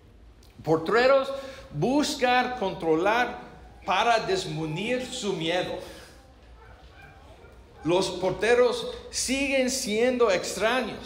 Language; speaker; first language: Spanish; non-native, learner; English